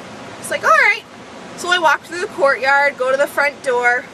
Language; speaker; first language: English; native; English